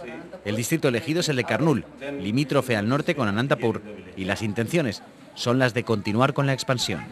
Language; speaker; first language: Spanish; native; Spanish